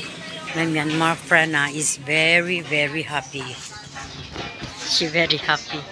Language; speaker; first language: English; non-native, local second language; Filipino